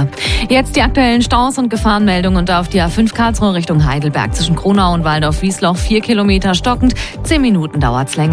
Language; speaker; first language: German; native; German